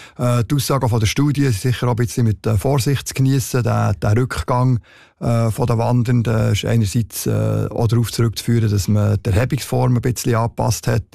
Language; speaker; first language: German; native; German